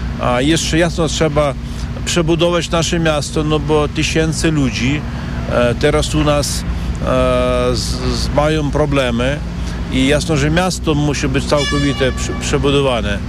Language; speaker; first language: Polish; non-native, learner; Ukrainian